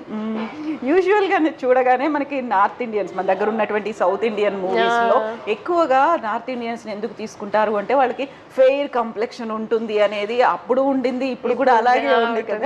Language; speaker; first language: Telugu; native; Telugu